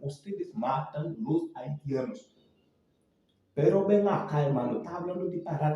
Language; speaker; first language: Spanish; non-native, fluent; Haitian Creole